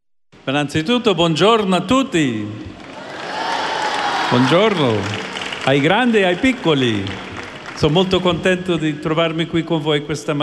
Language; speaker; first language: Italian; non-native, fluent; English